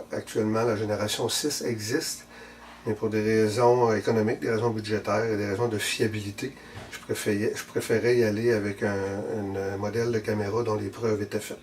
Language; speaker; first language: French; native; French